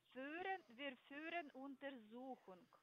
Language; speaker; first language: German; non-native, learner; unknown